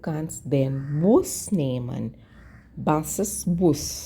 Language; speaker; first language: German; non-native, learner; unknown